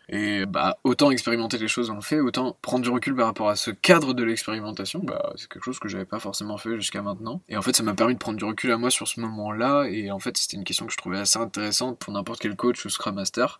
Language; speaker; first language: French; native; French